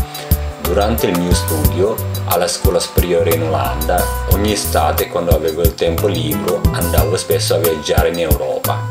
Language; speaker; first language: Italian; non-native, learner; Dutch